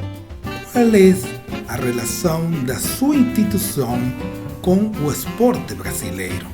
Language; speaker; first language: Portuguese; non-native, fluent; Spanish